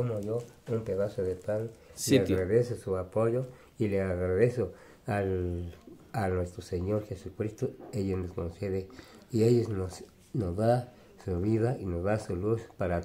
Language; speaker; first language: Spanish; non-native, local second language; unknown